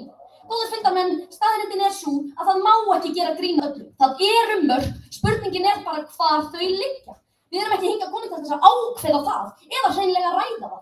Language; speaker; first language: Icelandic; native; Icelandic